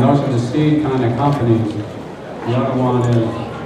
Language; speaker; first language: English; native; English